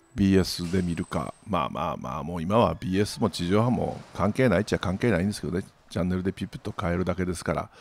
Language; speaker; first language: Japanese; native; Japanese